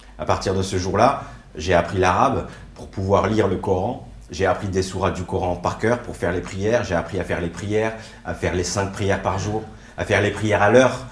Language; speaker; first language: French; early bilingual, other home language; Riffian